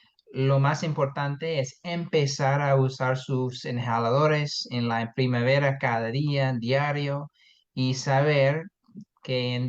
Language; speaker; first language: Spanish; non-native, fluent; English